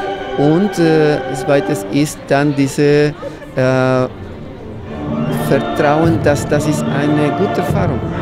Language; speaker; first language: German; non-native, fluent; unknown